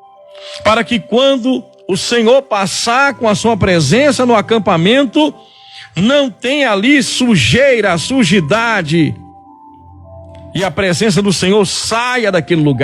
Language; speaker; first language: Portuguese; native; Portuguese